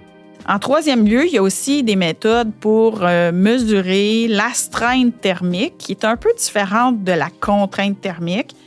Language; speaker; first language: French; native; French